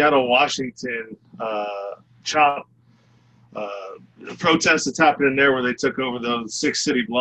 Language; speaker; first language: English; native; English